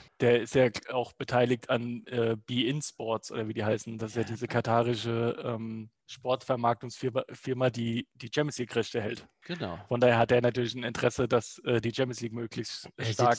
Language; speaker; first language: German; native; German